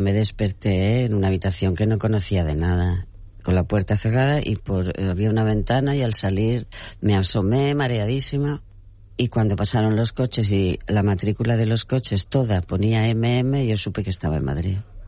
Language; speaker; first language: Catalan; non-native, local second language; Spanish